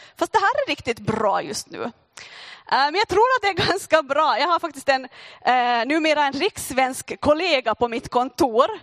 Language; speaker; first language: Swedish; native; Swedish